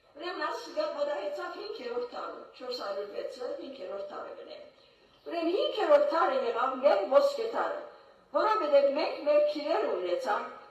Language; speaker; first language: Armenian; native; Armenian